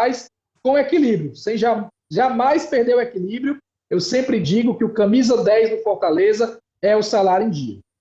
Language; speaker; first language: Portuguese; native; Portuguese